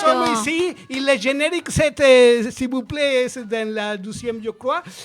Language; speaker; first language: French; non-native, learner; Spanish